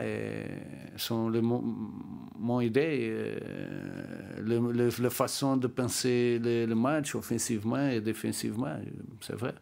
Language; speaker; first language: French; non-native, learner; Portuguese